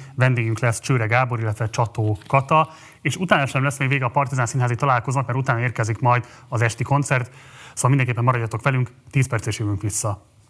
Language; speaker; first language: Hungarian; native; Hungarian